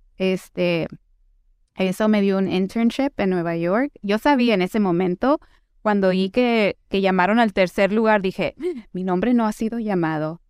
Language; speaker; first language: Spanish; early bilingual, heritage; Spanish